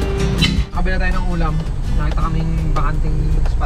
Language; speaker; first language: Filipino; native; Filipino